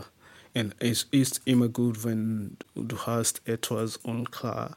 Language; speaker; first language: German; non-native, learner; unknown